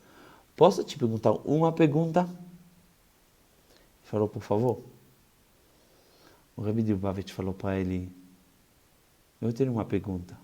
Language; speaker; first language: Portuguese; non-native, fluent; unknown